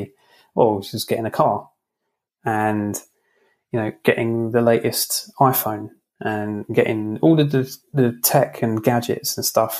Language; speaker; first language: English; native; English